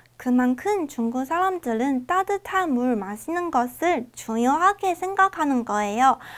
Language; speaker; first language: Korean; non-native, fluent; Chinese